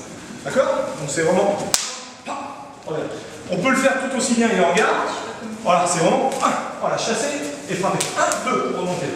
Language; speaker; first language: French; native; French